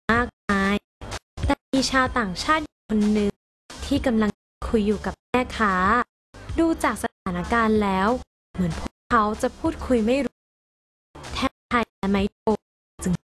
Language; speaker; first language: Thai; native; Thai